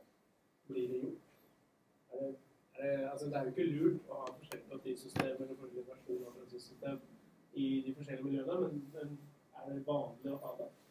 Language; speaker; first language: Norwegian; native; Norwegian